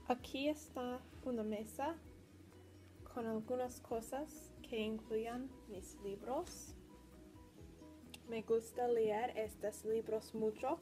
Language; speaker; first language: Spanish; non-native, learner; English